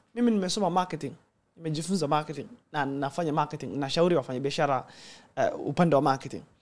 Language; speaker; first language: Swahili; native; Swahili